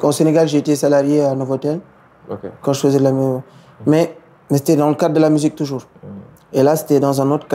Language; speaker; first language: French; non-native, local second language; Wolof